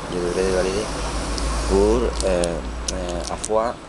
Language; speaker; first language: French; non-native, learner; Spanish